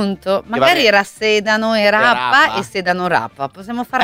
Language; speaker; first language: Italian; native; Italian